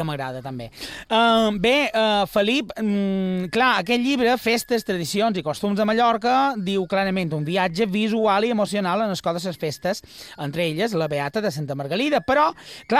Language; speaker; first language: Catalan; native; Catalan